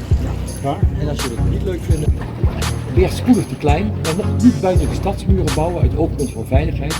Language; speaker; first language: Dutch; native; Dutch